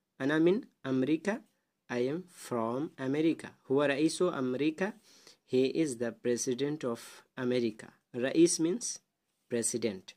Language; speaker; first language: Urdu; native; Urdu